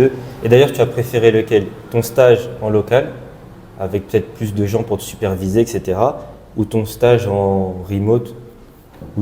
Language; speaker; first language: French; non-native, local second language; Malagasy